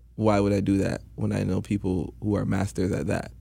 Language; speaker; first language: English; native; English